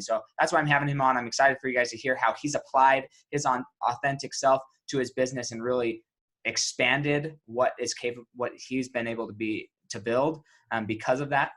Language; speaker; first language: English; native; English